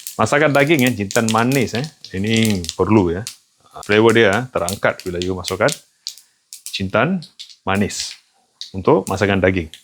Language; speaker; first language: Malay; non-native, local second language; Tamil